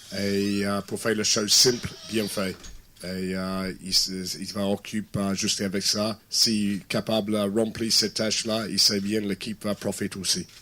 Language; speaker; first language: French; non-native, fluent; English